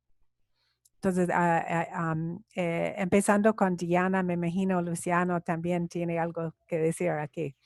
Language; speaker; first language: Spanish; non-native, fluent; English